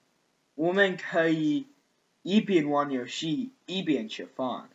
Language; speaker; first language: Chinese; non-native, learner; English